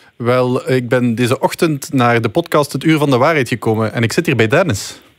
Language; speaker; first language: Dutch; native; Dutch